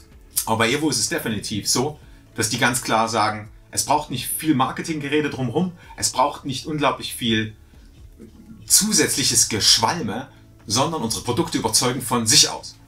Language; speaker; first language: German; native; German